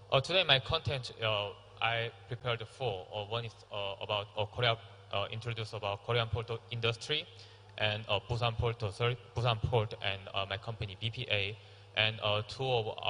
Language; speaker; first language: English; non-native, learner; Korean